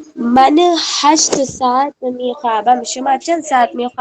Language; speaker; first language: Persian; non-native, learner; Urdu